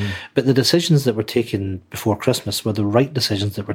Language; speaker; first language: English; native; English